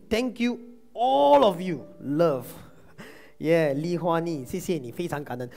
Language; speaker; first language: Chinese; non-native, local second language; Tamil